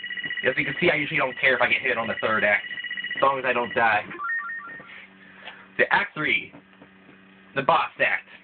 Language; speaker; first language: English; native; English